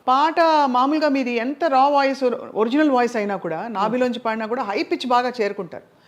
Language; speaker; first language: Telugu; native; Telugu